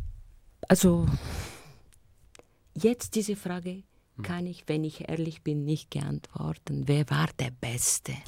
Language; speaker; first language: German; non-native, fluent; Bulgarian